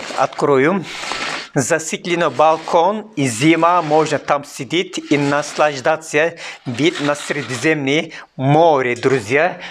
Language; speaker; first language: Russian; non-native, learner; Turkish